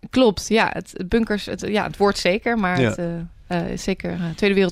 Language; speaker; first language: Dutch; native; Dutch